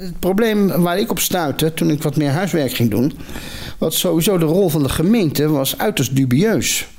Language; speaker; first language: Dutch; native; Dutch